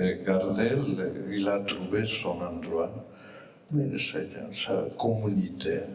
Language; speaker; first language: French; non-native, fluent; Spanish